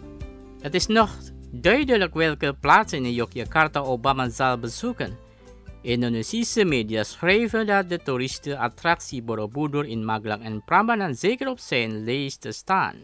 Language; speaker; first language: Dutch; non-native, learner; Indonesian